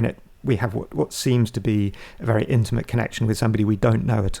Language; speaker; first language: English; native; English